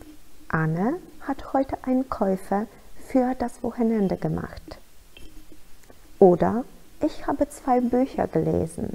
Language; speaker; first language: German; non-native, fluent; Polish